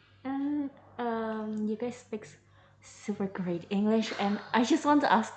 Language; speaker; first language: English; non-native, learner; Indonesian